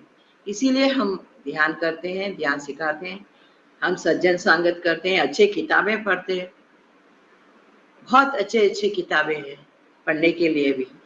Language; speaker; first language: Hindi; non-native, local second language; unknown